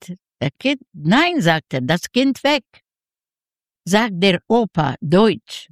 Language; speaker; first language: German; non-native, learner; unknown